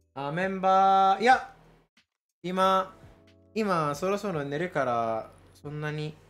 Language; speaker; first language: Japanese; non-native, fluent; English